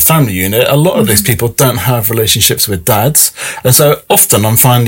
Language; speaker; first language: English; native; English